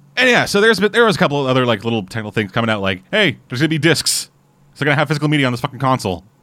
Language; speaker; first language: English; native; English